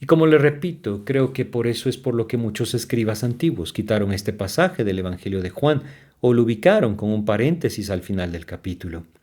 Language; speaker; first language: Spanish; native; Spanish